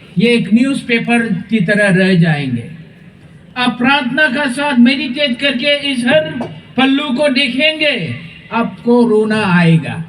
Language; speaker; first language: Hindi; non-native, local second language; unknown